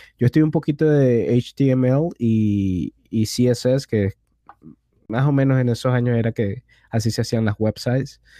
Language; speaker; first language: Spanish; native; Spanish